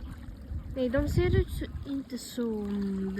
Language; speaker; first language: Swedish; early bilingual, other home language; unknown